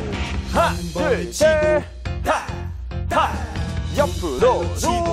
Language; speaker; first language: Korean; native; Korean